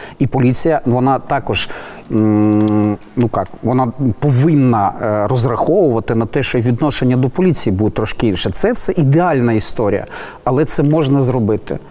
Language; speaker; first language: Ukrainian; non-native, local second language; Russian